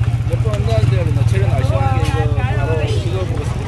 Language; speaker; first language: Korean; native; Korean